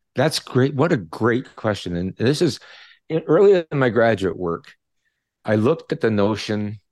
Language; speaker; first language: English; native; English